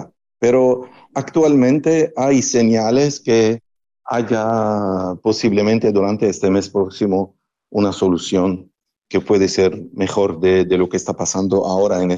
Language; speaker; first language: Spanish; non-native, fluent; Arabic